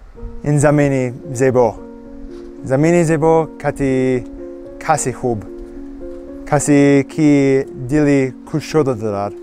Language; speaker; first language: Persian; non-native, learner; English